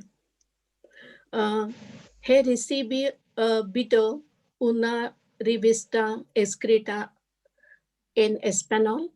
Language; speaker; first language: Spanish; non-native, learner; English